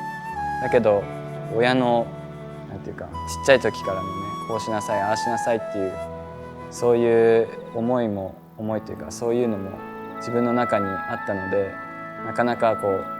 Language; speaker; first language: Japanese; native; Japanese